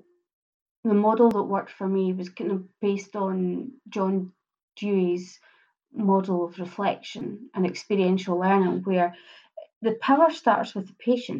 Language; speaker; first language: English; native; English